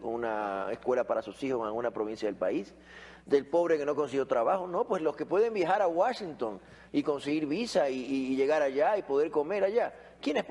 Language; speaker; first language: Spanish; native; Spanish